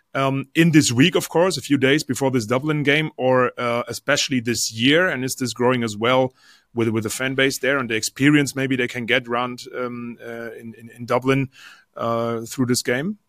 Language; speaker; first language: English; non-native, fluent; German